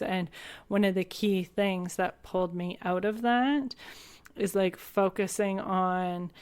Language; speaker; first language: English; native; English